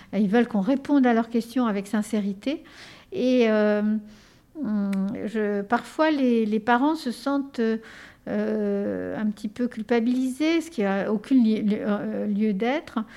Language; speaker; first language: French; early bilingual, other home language; Spanish